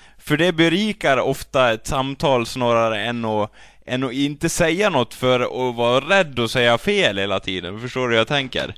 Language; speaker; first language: Swedish; native; Swedish